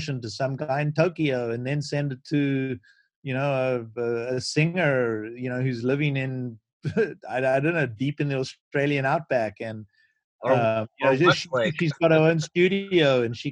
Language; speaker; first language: English; native; English